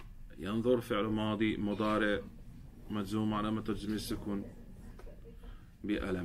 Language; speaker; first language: Arabic; non-native, fluent; English